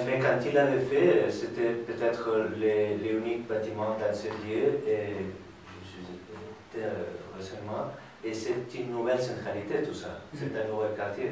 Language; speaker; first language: French; non-native, fluent; Spanish